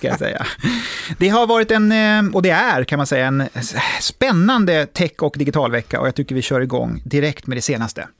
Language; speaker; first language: Swedish; native; Swedish